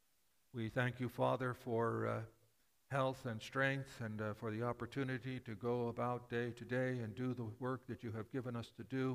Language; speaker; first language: English; native; English